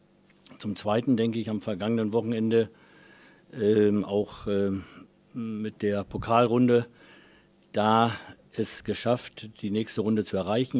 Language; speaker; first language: German; native; German